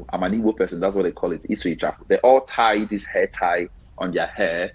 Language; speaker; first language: English; non-native, local second language; Igbo